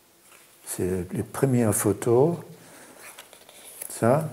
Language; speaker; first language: French; non-native, fluent; German